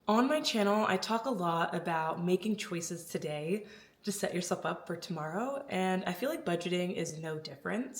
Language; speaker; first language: English; native; English